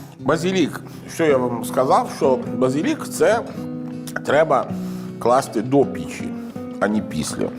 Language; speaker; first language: Ukrainian; non-native, learner; Italian